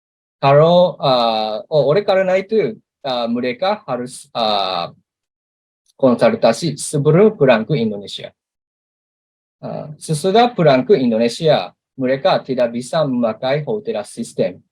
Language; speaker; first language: Indonesian; non-native, learner; Japanese